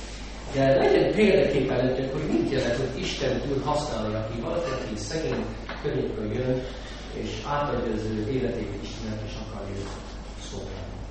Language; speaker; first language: Hungarian; non-native, fluent; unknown